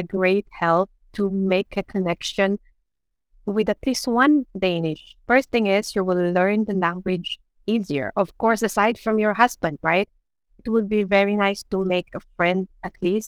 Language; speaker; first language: English; non-native, local second language; Iloko